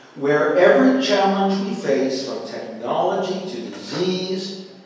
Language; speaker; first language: English; native; English